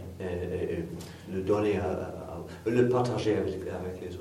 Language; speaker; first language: French; non-native, fluent; English